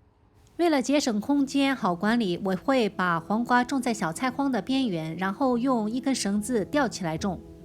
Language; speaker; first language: Chinese; native; Chinese